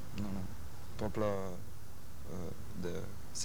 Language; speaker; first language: Spanish; non-native, learner; German